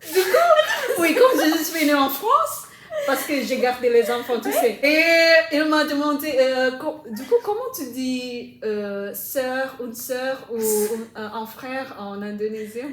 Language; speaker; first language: French; non-native, fluent; Indonesian